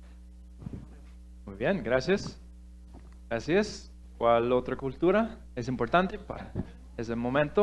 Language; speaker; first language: Spanish; non-native, fluent; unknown